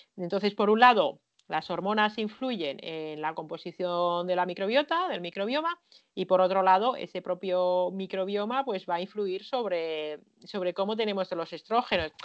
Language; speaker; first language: Spanish; non-native, fluent; Finnish